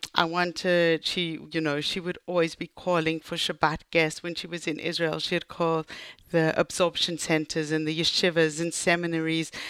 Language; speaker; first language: English; native; English